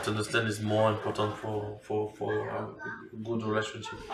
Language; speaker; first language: English; non-native, learner; French